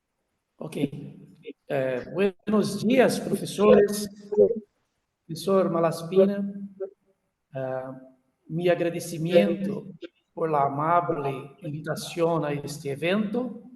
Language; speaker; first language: Spanish; non-native, learner; Portuguese